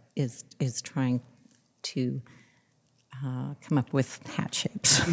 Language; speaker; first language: English; native; English